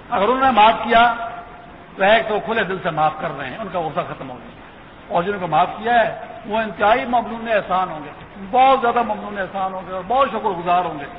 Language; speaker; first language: Urdu; non-native, local second language; Pashto